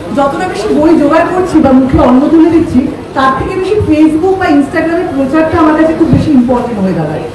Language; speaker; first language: Bangla; native; Bangla